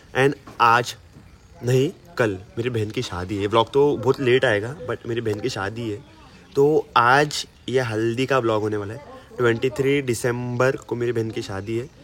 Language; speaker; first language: Hindi; non-native, local second language; Marathi